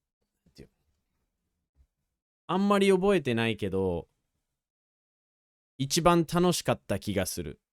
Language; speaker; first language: Japanese; non-native, fluent; English